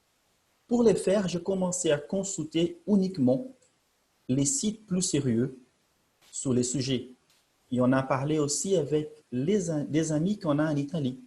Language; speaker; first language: French; non-native, fluent; Portuguese